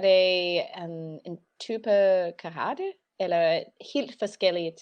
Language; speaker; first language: Danish; non-native, learner; English